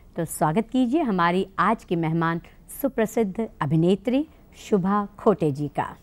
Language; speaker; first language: Hindi; native; Hindi